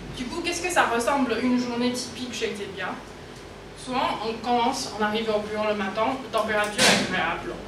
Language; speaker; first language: French; non-native, fluent; Chinese